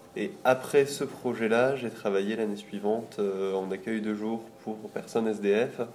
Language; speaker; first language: French; native; French